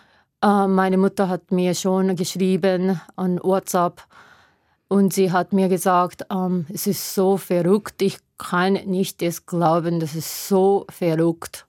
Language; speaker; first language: German; non-native, learner; Japanese